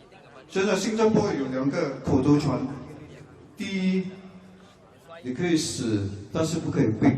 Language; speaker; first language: Chinese; non-native, local second language; English